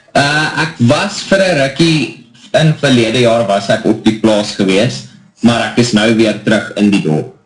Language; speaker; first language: Afrikaans; native; Afrikaans